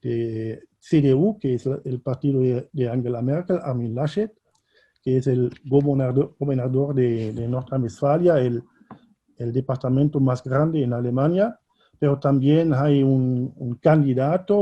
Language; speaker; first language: Spanish; non-native, fluent; German